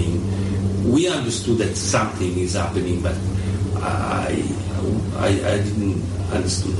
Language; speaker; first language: English; early bilingual, other home language; French